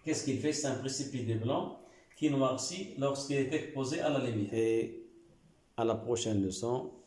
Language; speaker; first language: French; non-native, local second language; Arabic